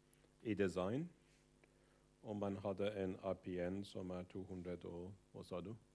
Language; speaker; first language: Norwegian; non-native, fluent; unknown